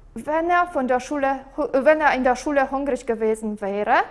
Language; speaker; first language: German; non-native, fluent; Polish